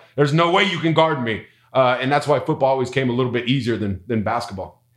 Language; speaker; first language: English; native; English